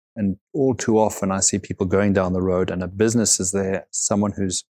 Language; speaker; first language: English; native; English